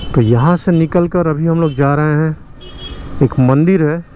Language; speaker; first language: Hindi; non-native, local second language; Bangla